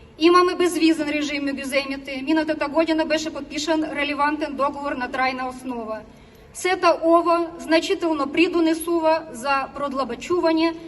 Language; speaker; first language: Macedonian; non-native, learner; Ukrainian